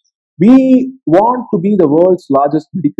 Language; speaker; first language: English; non-native, local second language; Tamil